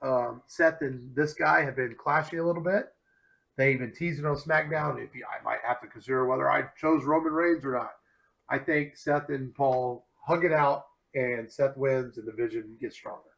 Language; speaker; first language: English; native; English